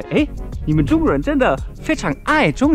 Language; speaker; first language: Chinese; non-native, fluent; German